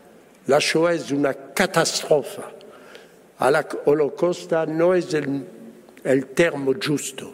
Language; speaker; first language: Spanish; early bilingual, heritage; Spanish